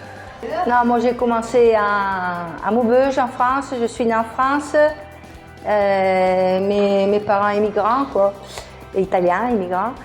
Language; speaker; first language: French; early bilingual, other home language; Italian